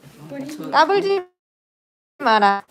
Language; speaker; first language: Korean; native; Korean